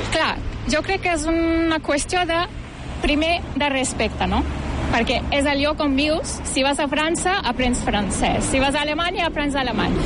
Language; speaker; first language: Catalan; non-native, fluent; Turkish